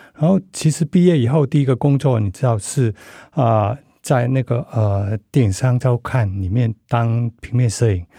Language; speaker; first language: Chinese; non-native, local second language; Cantonese